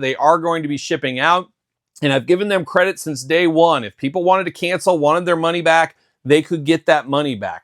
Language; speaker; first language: English; native; English